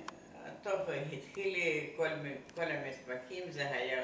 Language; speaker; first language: Hebrew; non-native, fluent; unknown